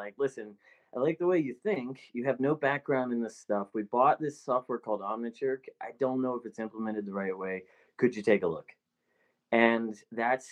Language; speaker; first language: English; native; English